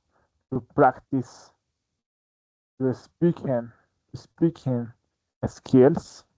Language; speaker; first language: English; non-native, fluent; Spanish